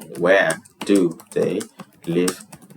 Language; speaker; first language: English; non-native, fluent; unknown